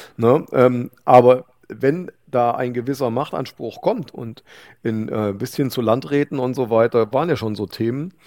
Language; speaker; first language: German; native; German